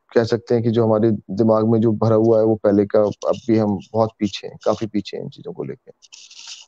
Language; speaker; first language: Hindi; native; Hindi